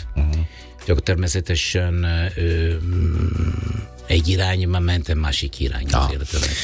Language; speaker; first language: Hungarian; non-native, fluent; Italian